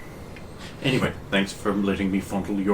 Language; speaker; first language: English; native; English